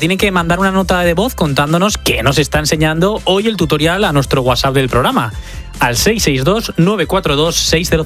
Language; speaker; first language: Spanish; native; Spanish